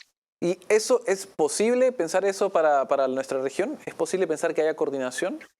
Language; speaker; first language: Spanish; native; Spanish